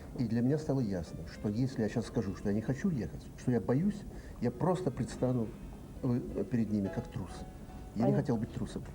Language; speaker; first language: Russian; native; Russian